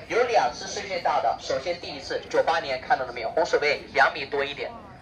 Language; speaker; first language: Chinese; native; Chinese